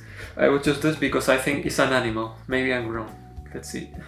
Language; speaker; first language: English; non-native, learner; Spanish